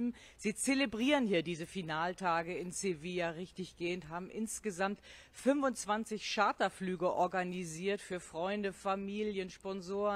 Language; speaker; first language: German; native; German